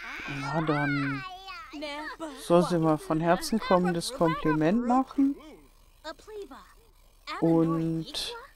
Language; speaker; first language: German; native; German